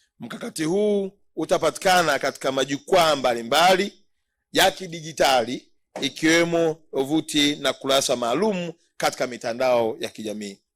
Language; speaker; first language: Swahili; native; Swahili